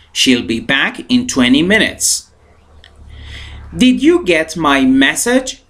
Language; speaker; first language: English; non-native, fluent; Persian